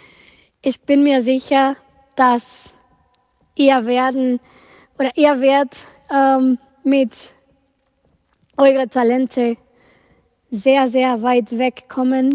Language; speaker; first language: German; non-native, fluent; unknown